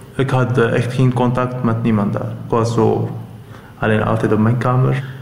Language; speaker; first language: Dutch; non-native, learner; Arabic